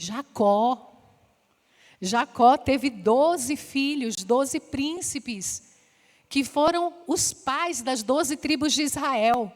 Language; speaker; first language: Portuguese; native; Portuguese